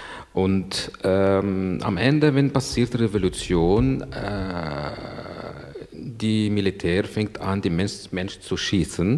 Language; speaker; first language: German; non-native, learner; Arabic